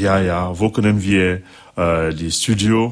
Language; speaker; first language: German; non-native, learner; French